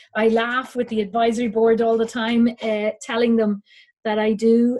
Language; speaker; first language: English; native; English